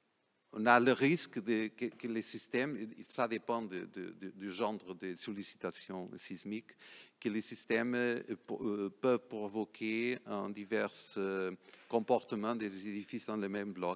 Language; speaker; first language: French; non-native, fluent; Portuguese